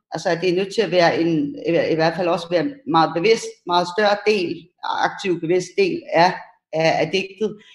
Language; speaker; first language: Danish; early bilingual, other home language; Persian